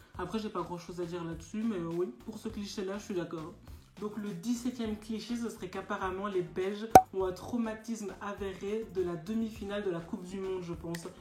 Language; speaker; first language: French; native; French